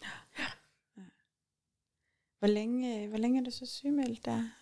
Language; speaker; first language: Danish; native; Danish